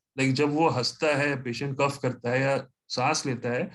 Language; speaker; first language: Hindi; non-native, local second language; Bangla